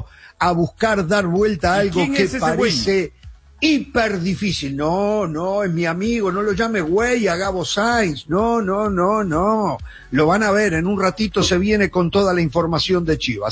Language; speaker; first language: Spanish; native; Spanish